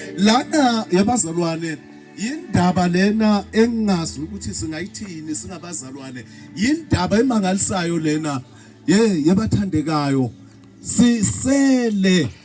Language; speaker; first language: Zulu; non-native, local second language; Swati